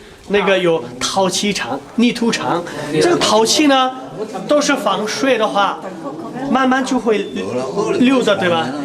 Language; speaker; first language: Chinese; non-native, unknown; Nepali